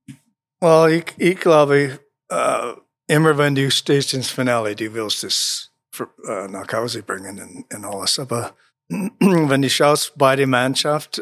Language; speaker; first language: German; non-native, learner; English